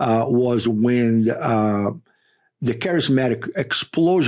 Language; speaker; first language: English; non-native, fluent; Portuguese